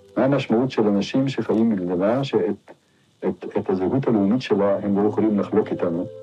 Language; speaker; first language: Hebrew; native; Hebrew